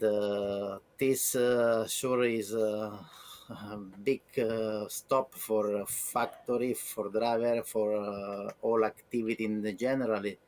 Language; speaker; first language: English; non-native, learner; Italian